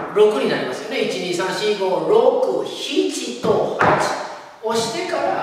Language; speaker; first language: Japanese; native; Japanese